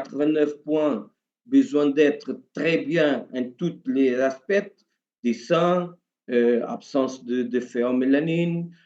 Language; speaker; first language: French; non-native, learner; Portuguese